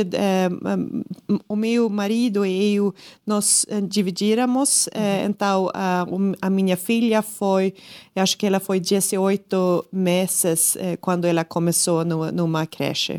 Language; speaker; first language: Portuguese; non-native, learner; Swedish